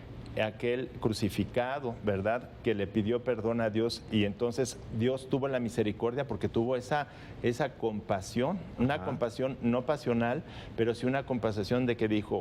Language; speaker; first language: Spanish; native; Spanish